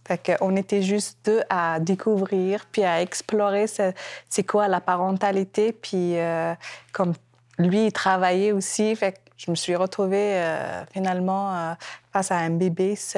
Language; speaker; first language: French; non-native, local second language; Kabyle